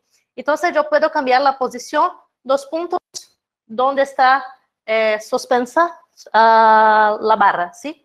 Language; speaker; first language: Spanish; non-native, fluent; Portuguese